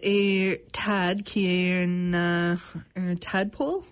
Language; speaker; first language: French; non-native, local second language; English